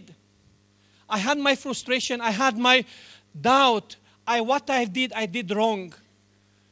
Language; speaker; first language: English; non-native, learner; Romanian